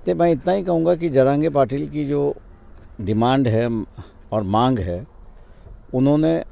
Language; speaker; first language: Hindi; non-native, local second language; Marathi